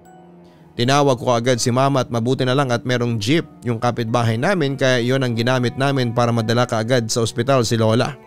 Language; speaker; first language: Filipino; native; Filipino